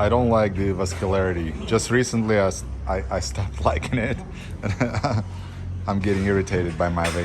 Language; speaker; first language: English; non-native, fluent; Ukrainian